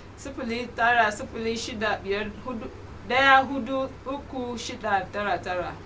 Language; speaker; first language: Hausa; non-native, local second language; Igbo